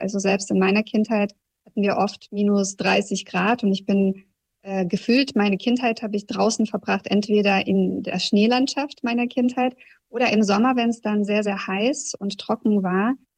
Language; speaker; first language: German; early bilingual, other home language; Russian